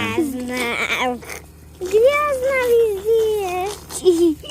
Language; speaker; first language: Russian; early bilingual, heritage; Russian